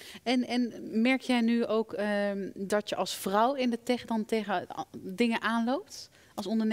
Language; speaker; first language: Dutch; native; Dutch